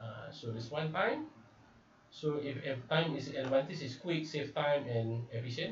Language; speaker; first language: English; non-native, local second language; Malay